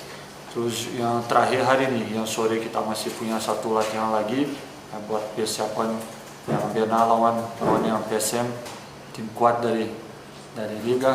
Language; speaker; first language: Indonesian; non-native, fluent; Portuguese